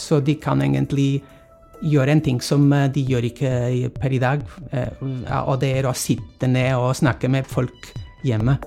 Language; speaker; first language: Norwegian; non-native, fluent; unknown